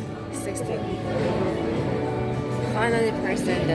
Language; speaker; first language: English; non-native, learner; Korean